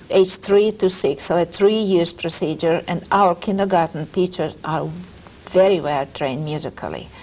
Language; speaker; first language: English; non-native, fluent; Hungarian